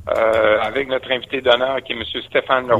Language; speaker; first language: French; native; French